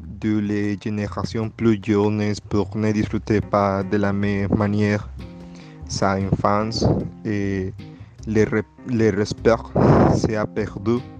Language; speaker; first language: French; non-native, learner; Spanish